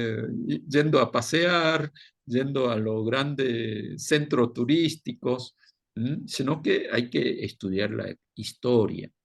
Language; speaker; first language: Spanish; non-native, fluent; Korean